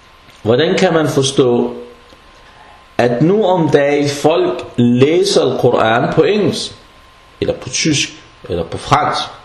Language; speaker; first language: Danish; non-native, fluent; Arabic